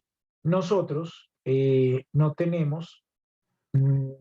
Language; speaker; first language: Spanish; native; Spanish